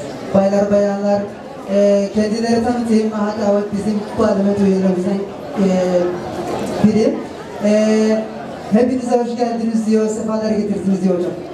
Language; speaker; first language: Turkish; non-native, fluent; Somali